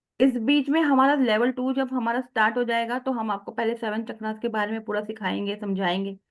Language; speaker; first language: Hindi; native; Hindi